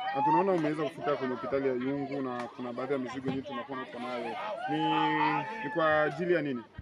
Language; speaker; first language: Swahili; native; Swahili